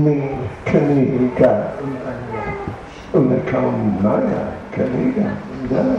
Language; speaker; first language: Russian; non-native, learner; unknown